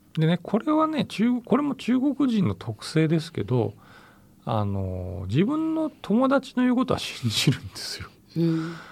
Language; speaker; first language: Japanese; native; Japanese